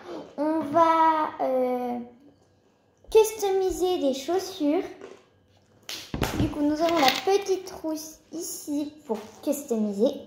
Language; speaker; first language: French; early bilingual, other home language; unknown